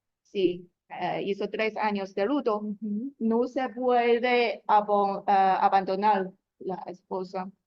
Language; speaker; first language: Spanish; non-native, learner; Chinese